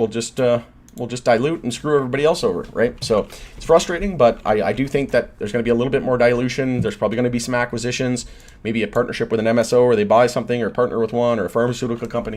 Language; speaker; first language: English; native; English